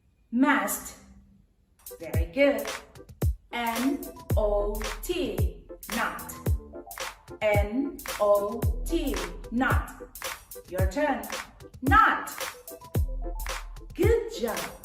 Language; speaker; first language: English; non-native, fluent; Thai